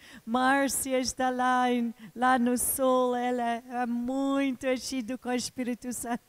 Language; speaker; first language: Portuguese; non-native, fluent; English